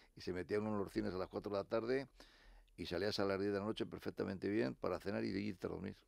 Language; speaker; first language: Spanish; native; Spanish